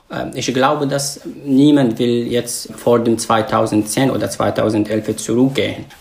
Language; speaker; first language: German; non-native, fluent; Arabic